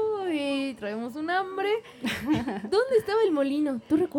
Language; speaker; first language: Spanish; native; Spanish